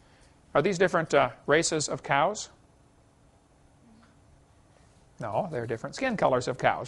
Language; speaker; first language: English; native; English